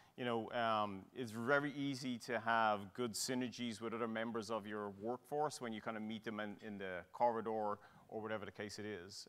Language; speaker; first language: English; native; English